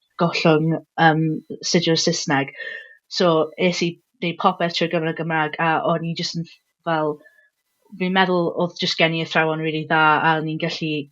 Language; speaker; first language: Welsh; non-native, local second language; English